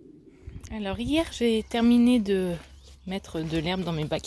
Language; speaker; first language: French; native; French